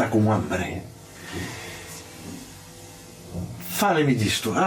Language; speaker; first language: Spanish; non-native, learner; Portuguese